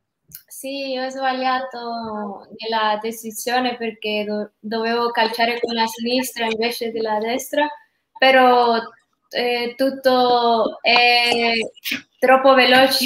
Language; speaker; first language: Italian; non-native, learner; Spanish